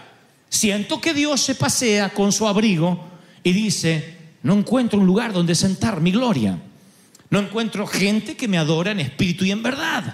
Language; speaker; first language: Spanish; native; Spanish